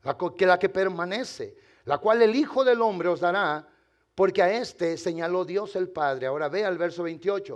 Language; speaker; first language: Spanish; native; Spanish